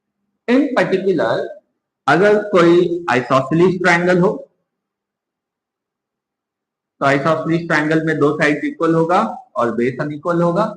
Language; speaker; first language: Hindi; native; Hindi